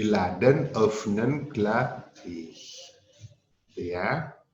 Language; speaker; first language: German; non-native, learner; Indonesian